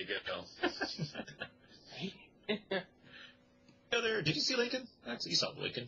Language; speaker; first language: English; native; English